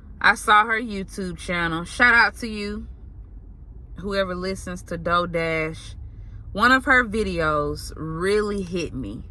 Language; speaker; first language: English; native; English